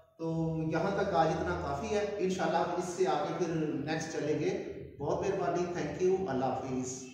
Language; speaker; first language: Urdu; non-native, local second language; Punjabi